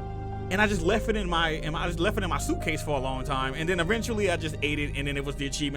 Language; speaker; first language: English; native; English